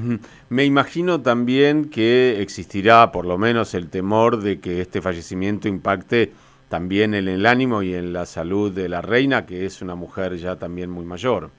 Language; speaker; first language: Spanish; native; Spanish